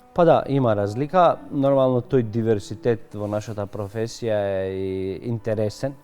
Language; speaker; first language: Macedonian; non-native, local second language; Albanian